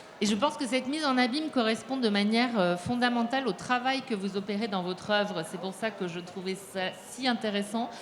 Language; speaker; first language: French; native; French